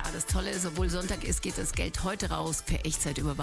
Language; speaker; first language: German; native; German